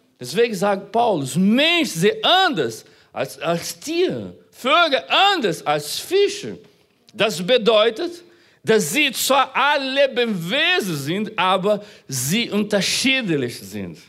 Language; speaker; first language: German; non-native, fluent; Portuguese